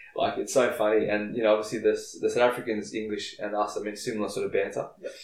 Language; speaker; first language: English; native; English